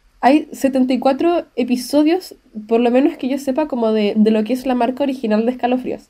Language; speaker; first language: Spanish; native; Spanish